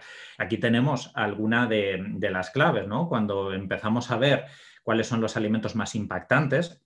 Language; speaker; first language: Spanish; native; Spanish